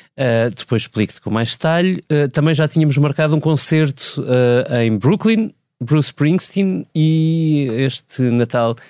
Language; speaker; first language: Portuguese; native; Portuguese